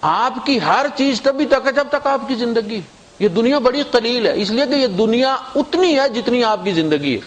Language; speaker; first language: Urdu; non-native, local second language; Punjabi